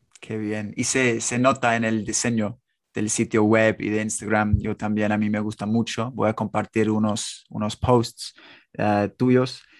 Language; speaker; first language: Spanish; non-native, fluent; English